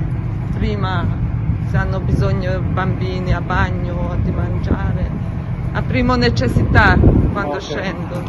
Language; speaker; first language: Italian; non-native, learner; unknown